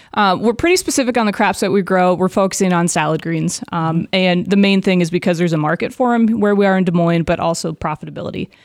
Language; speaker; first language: English; native; English